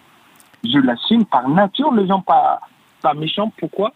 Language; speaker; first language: French; non-native, fluent; Arabic